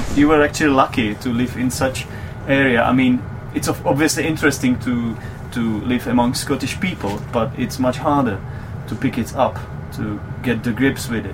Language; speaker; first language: English; non-native, fluent; Czech